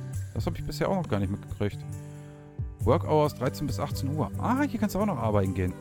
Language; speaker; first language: German; native; German